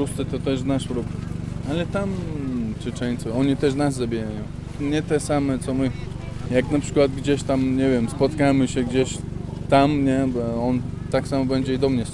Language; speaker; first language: Polish; non-native, fluent; Chechen